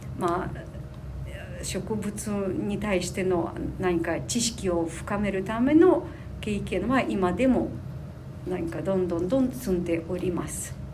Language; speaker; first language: Japanese; non-native, fluent; Ukrainian